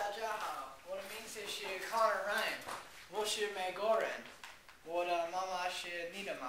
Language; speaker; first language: Chinese; non-native, learner; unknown